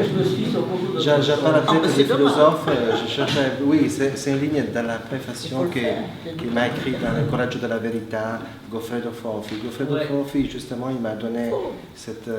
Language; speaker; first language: French; non-native, fluent; Italian